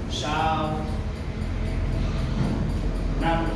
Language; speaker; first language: Vietnamese; non-native, learner; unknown